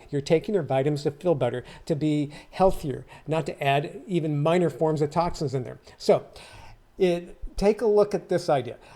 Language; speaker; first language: English; native; English